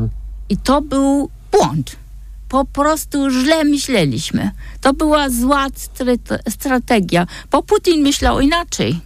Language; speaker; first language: Polish; non-native, fluent; German